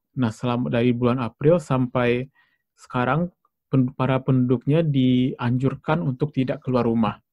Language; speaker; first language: Indonesian; native; Indonesian